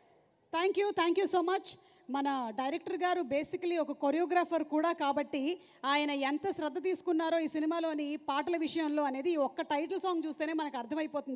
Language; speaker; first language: Telugu; native; Telugu